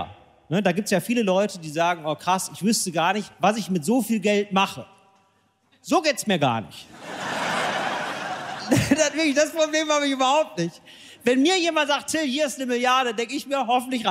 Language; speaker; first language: German; native; German